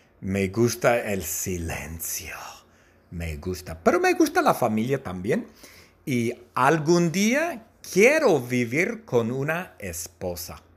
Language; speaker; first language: Spanish; non-native, learner; English